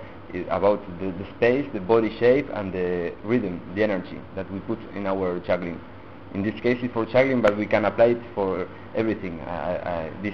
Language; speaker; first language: English; non-native, learner; Spanish